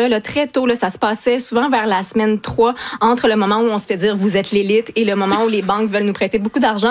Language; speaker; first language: French; native; French